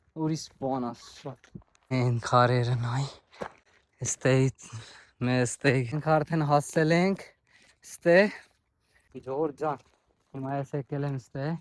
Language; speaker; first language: Armenian; non-native, learner; Hindi